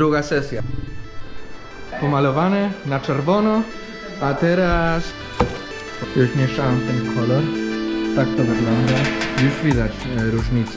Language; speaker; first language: Polish; non-native, learner; Spanish